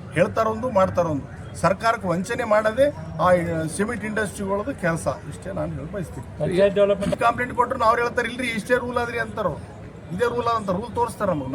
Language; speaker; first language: Kannada; native; Kannada